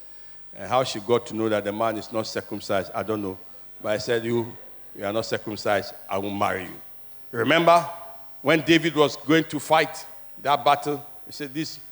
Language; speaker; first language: English; non-native, local second language; Ewe